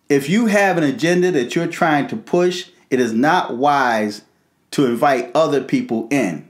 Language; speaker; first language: English; native; English